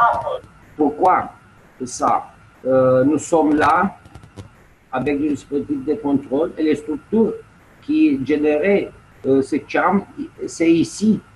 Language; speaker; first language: French; non-native, learner; Romanian